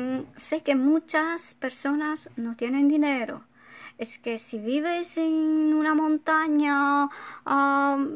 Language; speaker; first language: Spanish; non-native, fluent; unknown